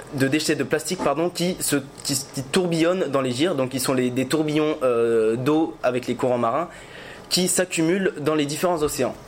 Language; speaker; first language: French; native; French